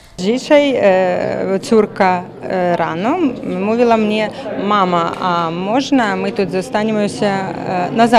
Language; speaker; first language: Polish; early bilingual, heritage; Russian